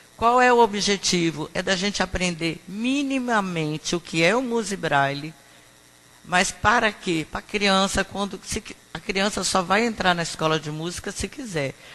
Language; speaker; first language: Portuguese; native; Portuguese